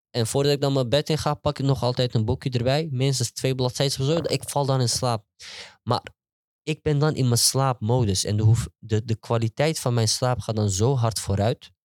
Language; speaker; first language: Dutch; early bilingual, heritage; Turkish